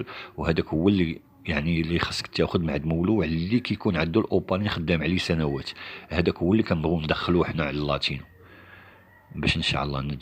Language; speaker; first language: Arabic; native; Arabic